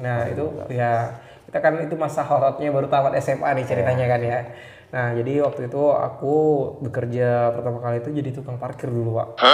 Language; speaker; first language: Indonesian; native; Indonesian